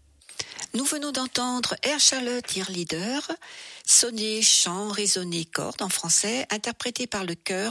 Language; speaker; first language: French; native; French